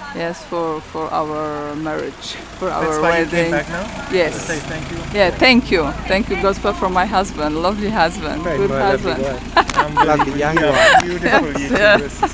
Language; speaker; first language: English; non-native, learner; Polish